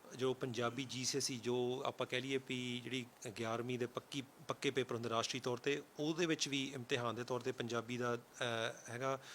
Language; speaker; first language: Punjabi; early bilingual, heritage; Punjabi